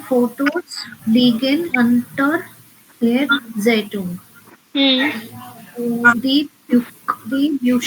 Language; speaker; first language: German; non-native, learner; Hindi